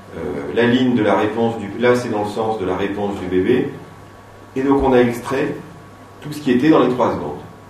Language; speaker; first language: French; native; French